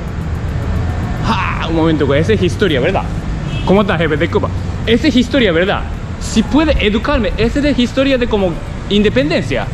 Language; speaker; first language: Spanish; non-native, learner; Japanese